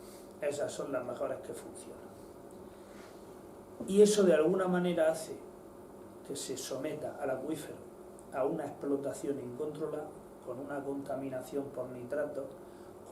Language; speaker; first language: Spanish; native; Spanish